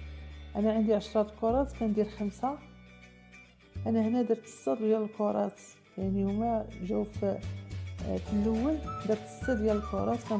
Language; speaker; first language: Arabic; native; Arabic